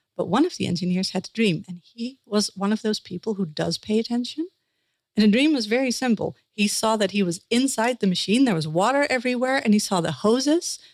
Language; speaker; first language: English; non-native, fluent; Dutch